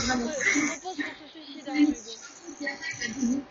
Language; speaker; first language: French; native; French